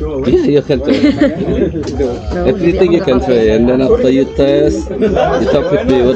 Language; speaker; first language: English; non-native, learner; Balinese